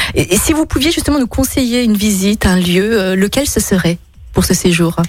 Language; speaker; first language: French; non-native, fluent; English